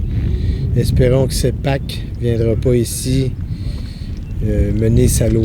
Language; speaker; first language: French; native; French